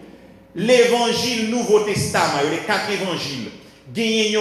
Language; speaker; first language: French; non-native, local second language; Haitian Creole